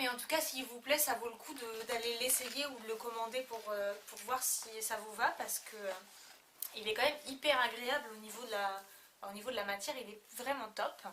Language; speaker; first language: French; native; French